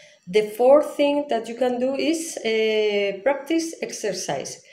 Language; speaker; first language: English; non-native, fluent; Spanish